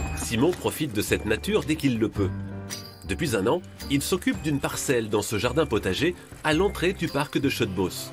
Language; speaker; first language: French; native; French